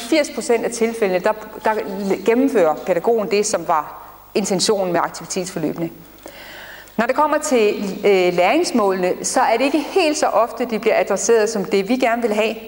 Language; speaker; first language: Danish; native; Danish